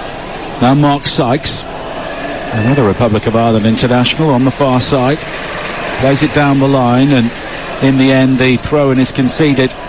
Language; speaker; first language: English; native; English